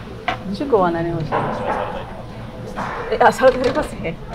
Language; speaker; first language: Japanese; non-native, learner; Arabic